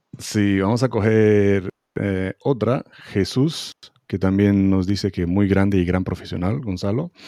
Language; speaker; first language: Spanish; non-native, fluent; Hebrew